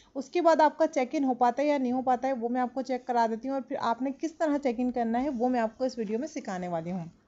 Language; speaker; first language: Urdu; non-native, local second language; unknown